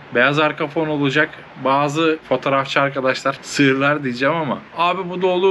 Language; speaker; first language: Turkish; native; Turkish